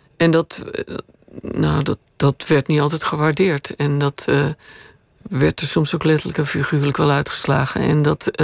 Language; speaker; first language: Dutch; native; Dutch